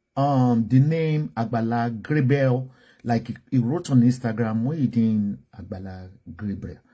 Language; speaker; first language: English; non-native, local second language; Yoruba